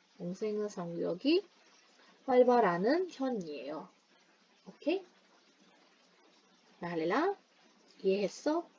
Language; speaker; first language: Korean; non-native, fluent; Burmese